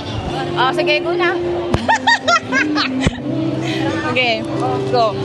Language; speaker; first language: Filipino; non-native, local second language; Cebuano